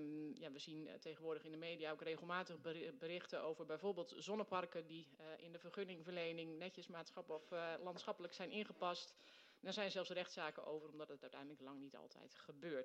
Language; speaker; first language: Dutch; native; Dutch